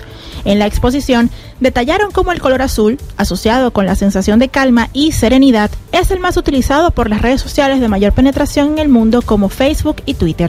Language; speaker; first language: Spanish; native; Spanish